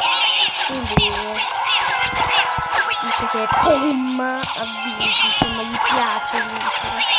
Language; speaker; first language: Italian; native; Italian